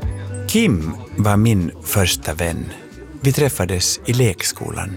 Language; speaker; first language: Swedish; native; Swedish